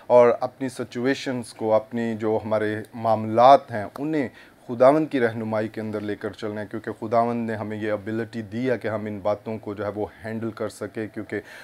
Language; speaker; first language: Urdu; non-native, local second language; Punjabi